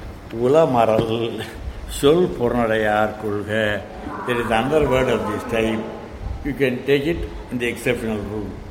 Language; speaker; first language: English; non-native, local second language; Tamil